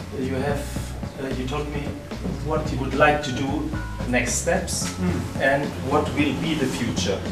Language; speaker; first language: English; non-native, fluent; German